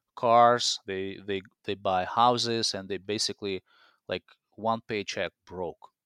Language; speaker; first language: English; non-native, fluent; Russian